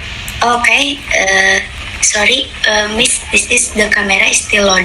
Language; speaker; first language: English; non-native, fluent; Indonesian